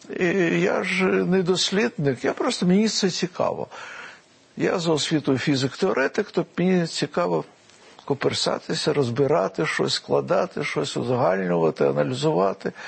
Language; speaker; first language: Ukrainian; non-native, local second language; Russian